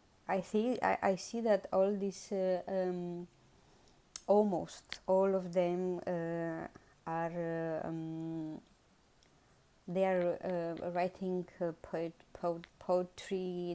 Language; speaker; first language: English; non-native, learner; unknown